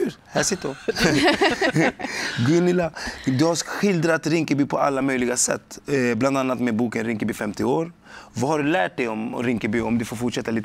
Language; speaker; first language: Swedish; native; Swedish